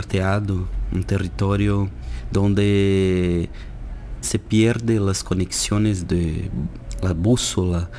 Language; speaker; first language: Spanish; non-native, fluent; Portuguese